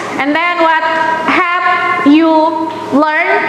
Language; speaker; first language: English; non-native, fluent; Indonesian